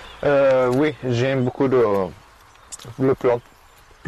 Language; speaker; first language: French; non-native, learner; Persian